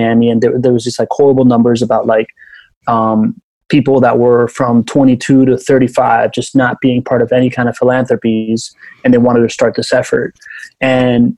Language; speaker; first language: English; early bilingual, other home language; Spanish